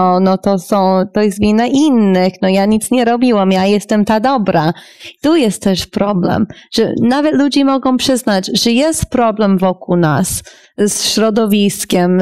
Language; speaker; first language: Polish; non-native, fluent; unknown